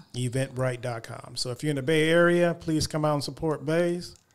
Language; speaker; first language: English; native; English